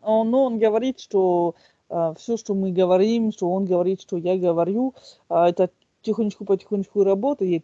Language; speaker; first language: Russian; non-native, fluent; French